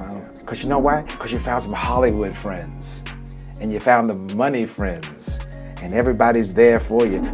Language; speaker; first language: English; native; English